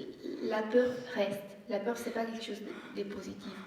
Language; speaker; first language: French; non-native, fluent; Italian